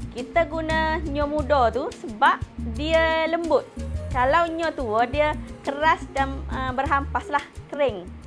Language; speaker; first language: Malay; native; Malay